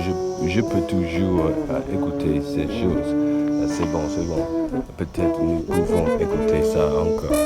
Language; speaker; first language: French; non-native, learner; English